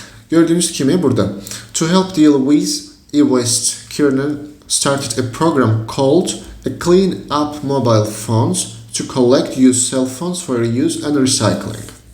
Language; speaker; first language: English; non-native, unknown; Azerbaijani